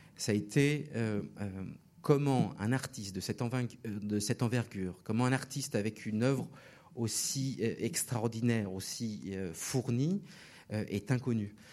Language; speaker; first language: French; native; French